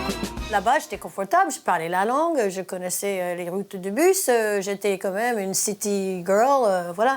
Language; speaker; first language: French; non-native, fluent; English